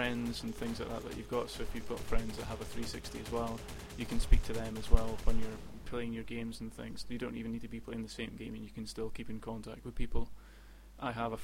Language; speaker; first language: English; native; English